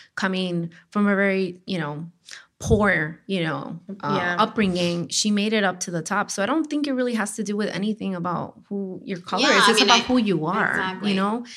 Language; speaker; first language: English; native; English